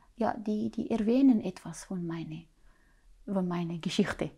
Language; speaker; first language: German; non-native, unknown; Arabic